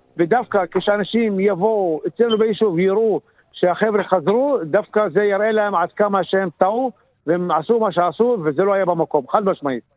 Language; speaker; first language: Hebrew; non-native, local second language; Arabic